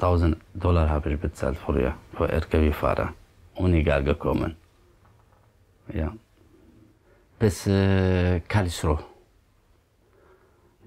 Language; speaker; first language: German; non-native, learner; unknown